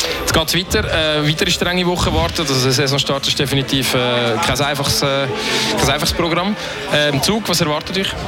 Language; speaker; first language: German; native; German